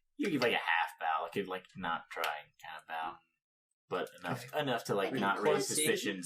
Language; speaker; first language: English; native; English